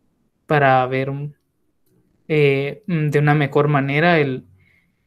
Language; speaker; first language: Spanish; native; Spanish